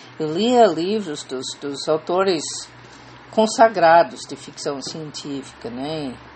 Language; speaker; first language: Portuguese; non-native, fluent; English